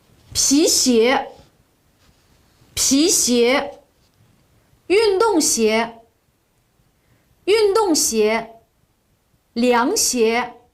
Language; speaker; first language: Chinese; non-native, local second language; Uyghur